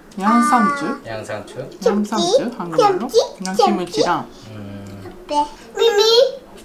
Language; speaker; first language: Korean; non-native, learner; Japanese